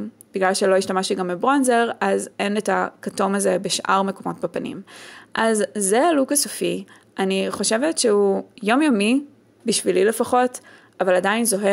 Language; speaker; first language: Hebrew; native; Hebrew